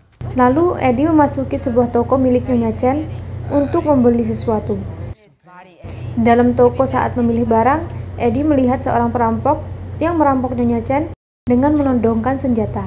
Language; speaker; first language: Indonesian; native; Indonesian